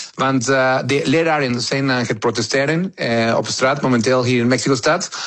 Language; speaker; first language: Dutch; non-native, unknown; Spanish